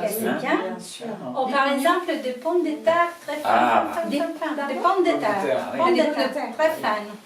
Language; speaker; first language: French; non-native, learner; Italian